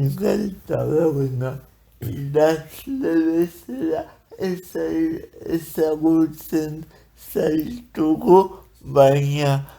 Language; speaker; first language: Basque; non-native, learner; Spanish